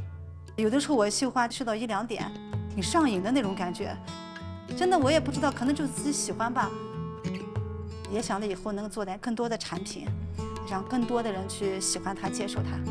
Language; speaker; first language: Chinese; native; Chinese